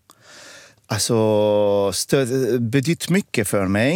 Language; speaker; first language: Swedish; non-native, fluent; Arabic